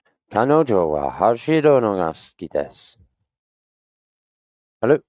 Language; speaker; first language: Japanese; non-native, learner; English